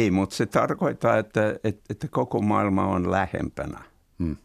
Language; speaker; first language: Finnish; non-native, fluent; English